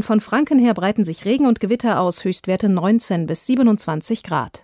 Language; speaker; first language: German; native; German